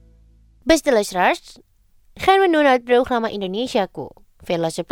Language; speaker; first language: Dutch; non-native, fluent; Indonesian